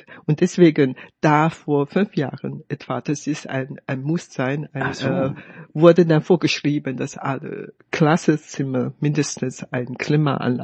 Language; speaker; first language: German; non-native, fluent; Chinese